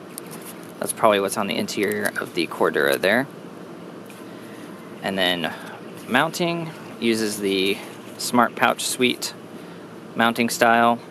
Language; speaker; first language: English; native; English